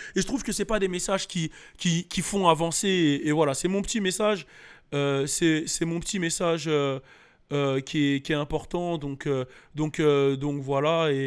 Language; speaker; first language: French; early bilingual, other home language; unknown